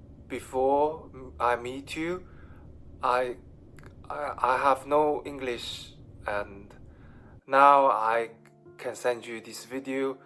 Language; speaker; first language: English; non-native, learner; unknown